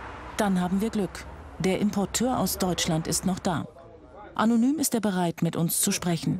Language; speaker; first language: German; native; German